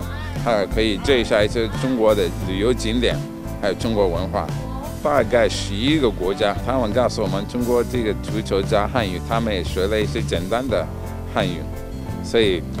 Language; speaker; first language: Chinese; non-native, fluent; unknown